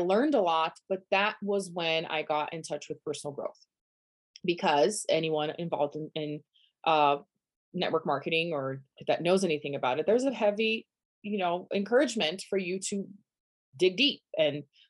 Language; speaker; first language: English; non-native, fluent; Portuguese